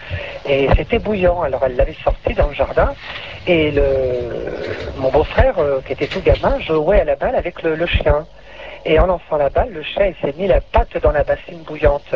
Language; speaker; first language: French; native; French